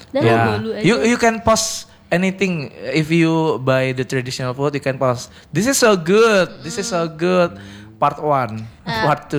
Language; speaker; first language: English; non-native, learner; Indonesian